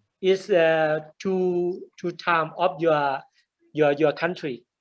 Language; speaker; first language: English; non-native, learner; Thai